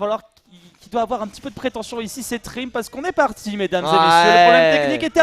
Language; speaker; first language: French; native; French